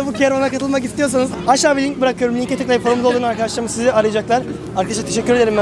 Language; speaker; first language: Turkish; native; Turkish